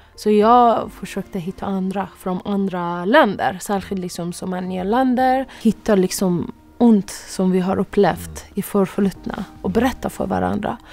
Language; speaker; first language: Swedish; non-native, fluent; Persian